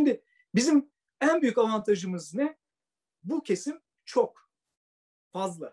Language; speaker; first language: Turkish; native; Turkish